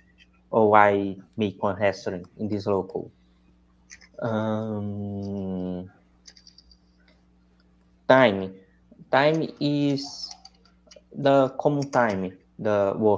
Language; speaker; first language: English; non-native, learner; Portuguese